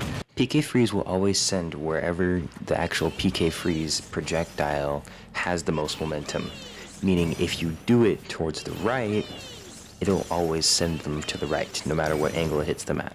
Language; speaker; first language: English; native; English